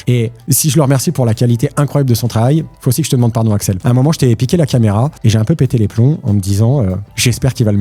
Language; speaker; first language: French; native; French